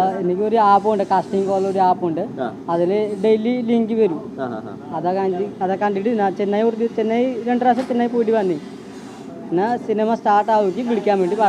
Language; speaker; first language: Malayalam; non-native, local second language; Odia